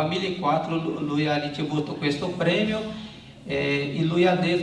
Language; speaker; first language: Italian; non-native, learner; Portuguese